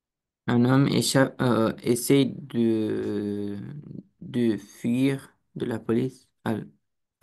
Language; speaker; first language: French; non-native, learner; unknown